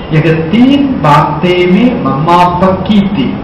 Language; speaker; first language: Hindi; non-native, local second language; Tamil